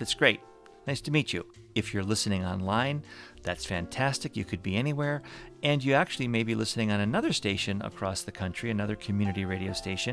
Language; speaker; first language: English; native; English